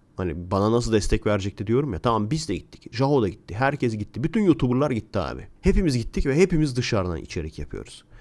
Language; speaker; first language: Turkish; native; Turkish